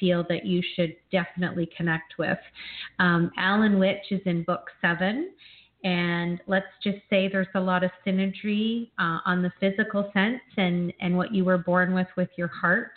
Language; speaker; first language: English; native; English